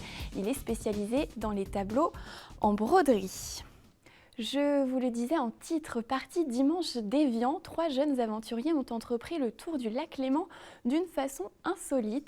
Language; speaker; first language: French; native; French